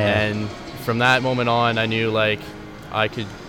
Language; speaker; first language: English; native; English